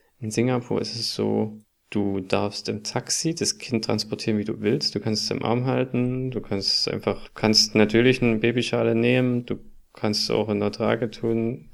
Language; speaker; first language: German; native; German